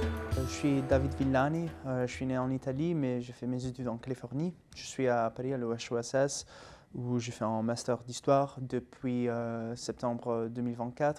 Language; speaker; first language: French; non-native, fluent; Italian